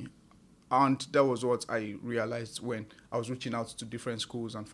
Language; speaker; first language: English; non-native, local second language; Yoruba